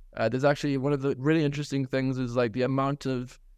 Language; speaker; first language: English; native; English